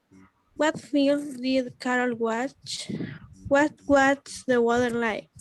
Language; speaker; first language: English; non-native, learner; Spanish